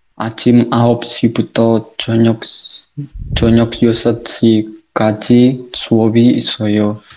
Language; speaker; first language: Korean; non-native, learner; Indonesian